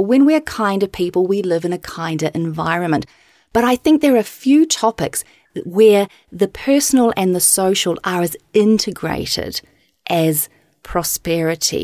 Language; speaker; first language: English; native; English